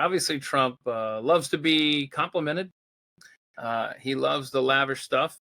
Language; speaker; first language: English; native; English